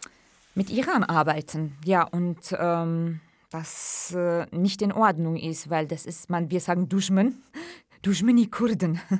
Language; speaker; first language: German; non-native, fluent; Kurdish